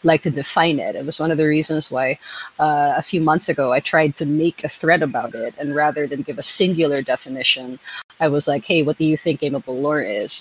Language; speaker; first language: English; non-native, local second language; Filipino